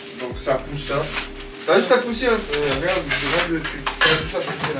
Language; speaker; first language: French; native; French